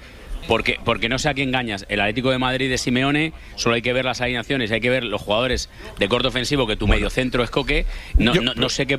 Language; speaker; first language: Spanish; native; Spanish